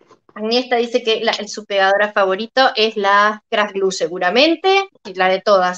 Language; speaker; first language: Spanish; native; Spanish